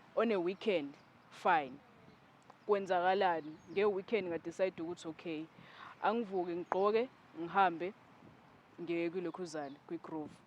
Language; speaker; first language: Zulu; native; Zulu